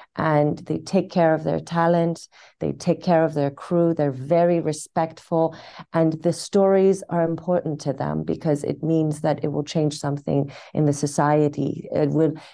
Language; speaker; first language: English; non-native, fluent; Persian